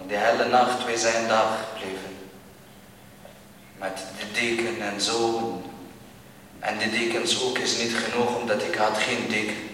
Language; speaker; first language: Dutch; non-native, learner; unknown